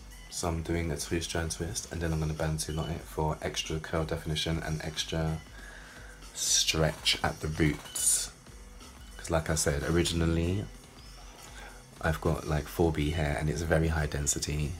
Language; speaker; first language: English; native; English